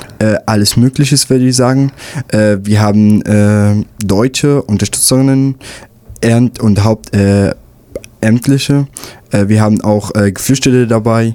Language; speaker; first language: German; non-native, fluent; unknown